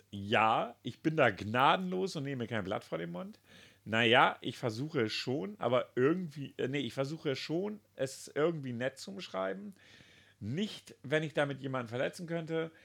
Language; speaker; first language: German; native; German